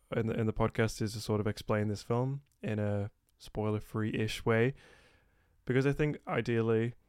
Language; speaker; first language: English; native; English